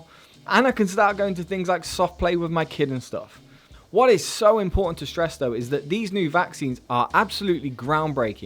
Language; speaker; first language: English; native; English